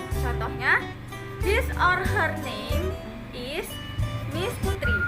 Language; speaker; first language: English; non-native, learner; Indonesian